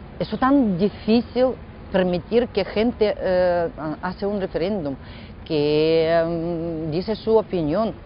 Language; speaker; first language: Spanish; non-native, fluent; Russian